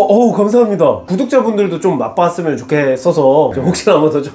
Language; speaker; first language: Korean; native; Korean